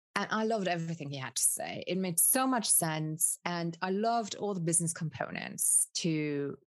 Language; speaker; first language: English; early bilingual, other home language; Spanish